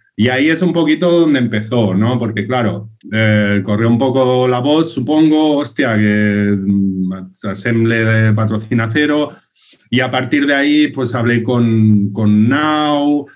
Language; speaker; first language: Spanish; native; Spanish